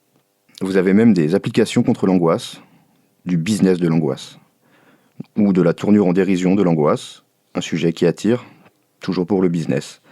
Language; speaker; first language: French; native; French